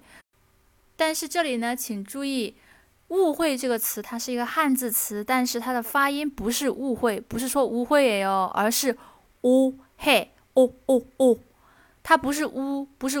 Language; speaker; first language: Chinese; native; Chinese